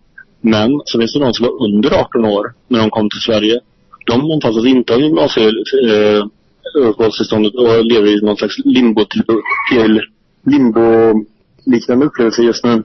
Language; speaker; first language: Swedish; native; Swedish